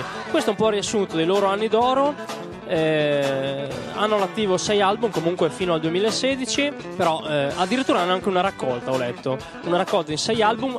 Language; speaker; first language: Italian; native; Italian